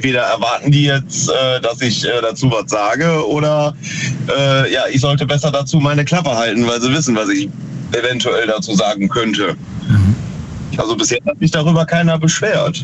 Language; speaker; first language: German; native; German